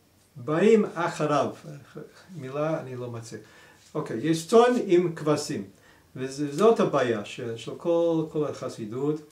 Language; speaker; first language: Hebrew; non-native, fluent; English